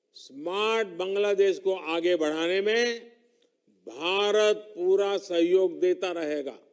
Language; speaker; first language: Hindi; non-native, local second language; Gujarati